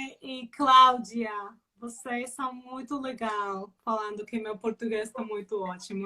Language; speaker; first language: Portuguese; non-native, learner; Spanish